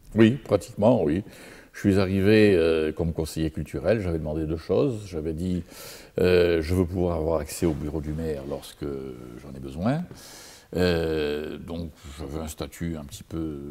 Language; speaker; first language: French; native; French